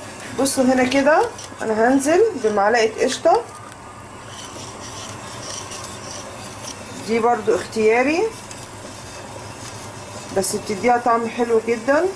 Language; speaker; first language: Arabic; native; Arabic